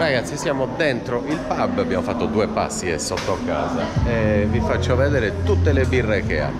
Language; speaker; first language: Italian; native; Italian